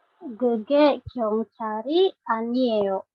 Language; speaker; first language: Korean; non-native, learner; Indonesian